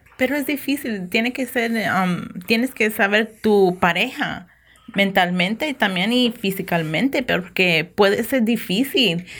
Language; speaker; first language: Spanish; non-native, fluent; English